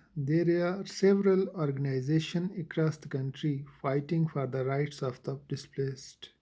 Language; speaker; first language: English; non-native, local second language; Urdu